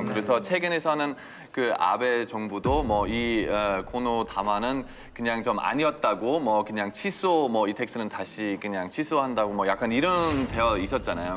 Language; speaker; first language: Korean; non-native, fluent; German